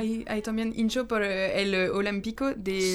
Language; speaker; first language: Spanish; non-native, learner; French